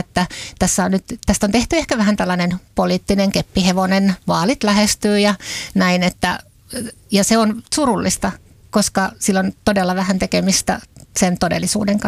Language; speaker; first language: Finnish; native; Finnish